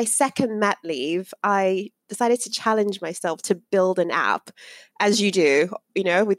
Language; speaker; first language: English; non-native, local second language; Yoruba